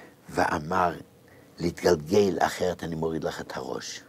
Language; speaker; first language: Hebrew; non-native, fluent; Yiddish